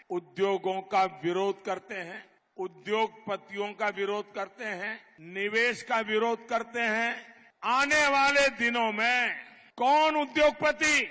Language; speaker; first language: Hindi; non-native, local second language; Gujarati